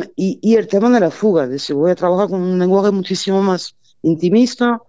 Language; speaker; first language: Spanish; non-native, fluent; French